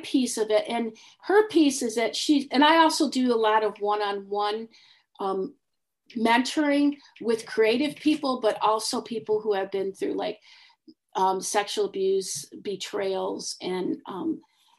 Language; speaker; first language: English; native; English